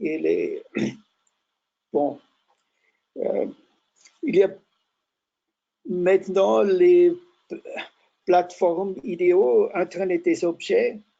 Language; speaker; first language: French; non-native, fluent; German